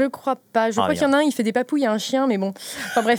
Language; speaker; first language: French; native; French